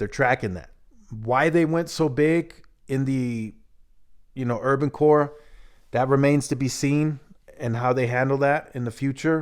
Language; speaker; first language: English; native; English